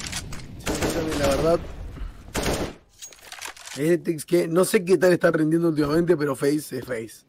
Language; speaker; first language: Spanish; native; Spanish